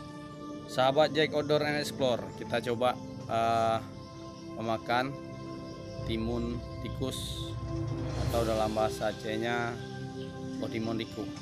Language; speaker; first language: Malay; non-native, local second language; Achinese